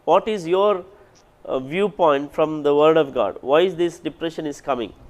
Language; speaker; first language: English; non-native, local second language; Kannada